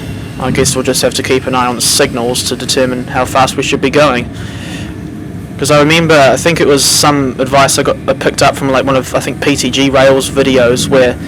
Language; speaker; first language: English; native; English